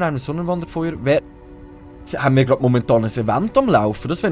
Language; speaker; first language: German; native; German